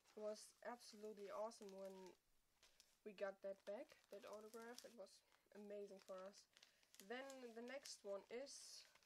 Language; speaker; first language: English; non-native, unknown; German